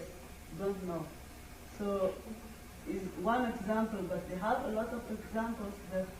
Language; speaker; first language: English; non-native, learner; Amharic